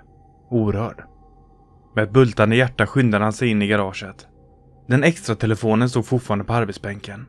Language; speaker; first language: Swedish; native; Swedish